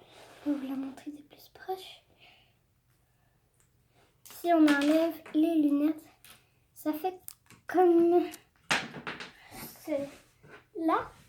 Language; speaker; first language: French; native; French